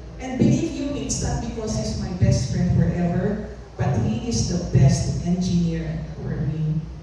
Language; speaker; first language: English; non-native, local second language; Filipino